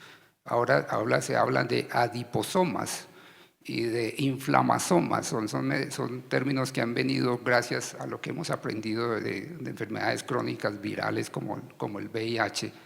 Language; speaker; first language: Spanish; native; Spanish